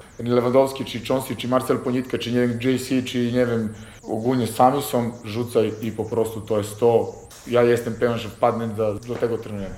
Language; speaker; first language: Polish; non-native, fluent; Serbian